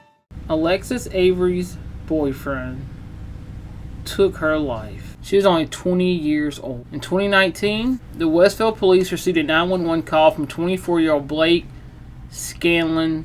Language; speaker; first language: English; native; English